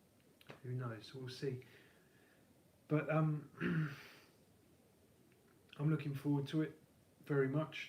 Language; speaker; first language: English; native; English